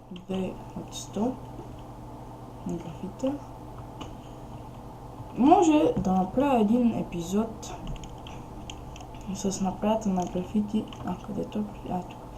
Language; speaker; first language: Bulgarian; native; Bulgarian